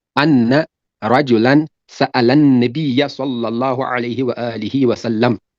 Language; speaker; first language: Arabic; non-native, learner; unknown